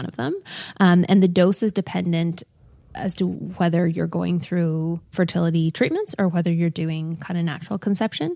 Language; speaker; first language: English; native; English